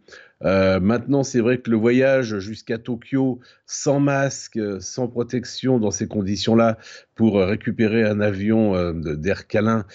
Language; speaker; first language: French; native; French